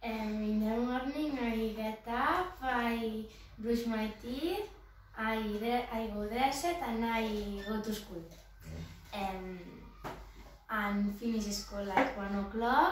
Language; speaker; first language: English; non-native, learner; Catalan